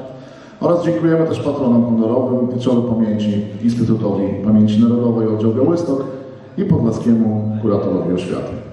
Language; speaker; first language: Polish; native; Polish